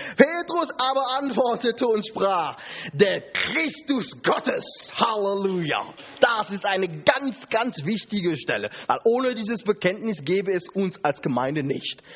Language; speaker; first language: German; non-native, fluent; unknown